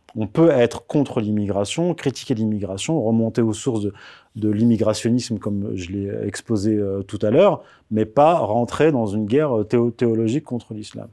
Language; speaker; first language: French; early bilingual, other home language; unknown